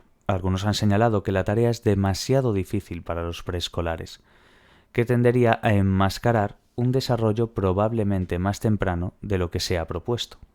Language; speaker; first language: Spanish; native; Spanish